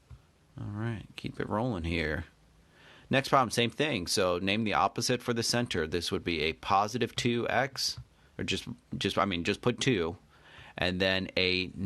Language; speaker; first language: English; native; English